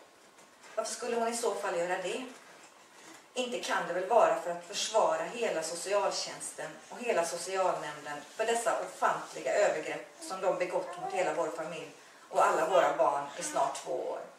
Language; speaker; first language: Swedish; native; Swedish